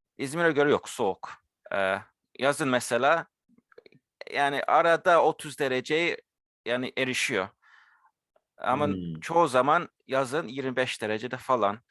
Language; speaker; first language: Turkish; early bilingual, heritage; Turkish